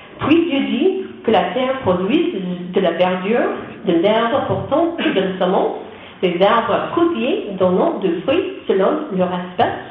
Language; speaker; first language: French; non-native, learner; English